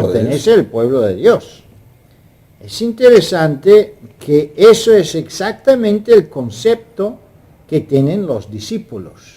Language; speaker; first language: Spanish; non-native, fluent; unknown